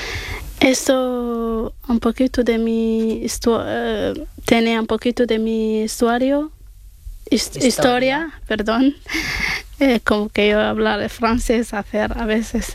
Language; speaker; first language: Spanish; non-native, learner; Arabic